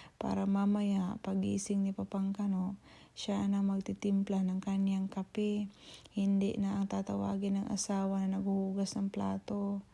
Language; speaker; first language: Filipino; non-native, local second language; Cebuano